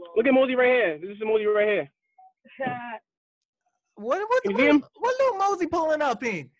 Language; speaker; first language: English; native; English